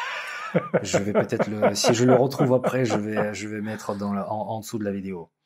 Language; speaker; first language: French; non-native, fluent; Russian